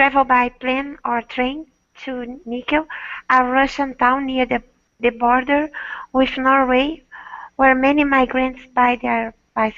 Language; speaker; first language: English; non-native, learner; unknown